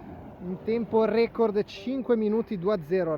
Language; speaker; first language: Italian; native; Italian